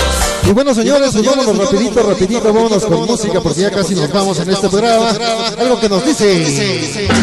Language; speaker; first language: Spanish; native; Spanish